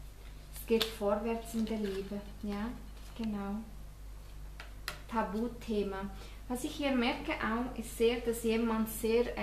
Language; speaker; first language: German; non-native, fluent; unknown